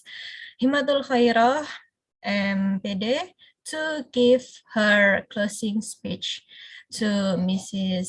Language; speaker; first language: English; non-native, fluent; Indonesian